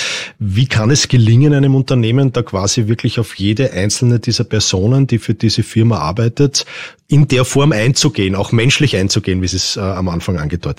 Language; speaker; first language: German; native; German